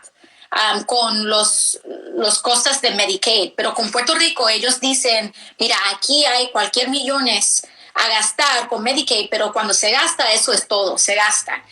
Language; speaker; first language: Spanish; early bilingual, heritage; English